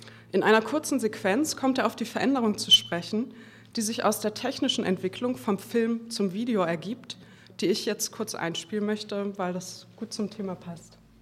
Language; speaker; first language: German; native; German